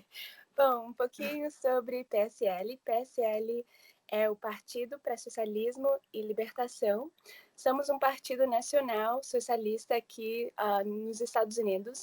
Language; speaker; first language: Portuguese; early bilingual, heritage; English